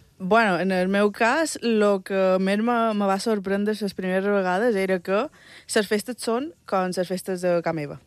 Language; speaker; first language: Catalan; early bilingual, other home language; Spanish